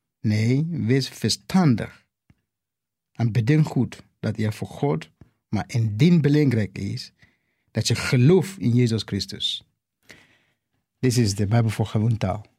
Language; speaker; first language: Dutch; non-native, fluent; English